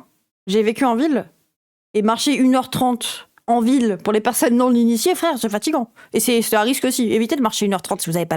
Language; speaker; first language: French; native; French